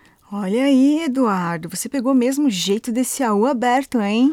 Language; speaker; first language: Portuguese; native; Portuguese